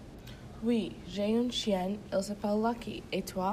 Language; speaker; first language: French; non-native, learner; English